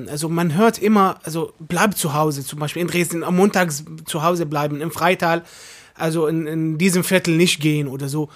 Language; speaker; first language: German; non-native, fluent; Arabic